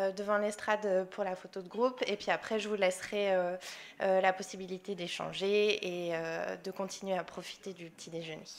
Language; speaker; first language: French; non-native, fluent; English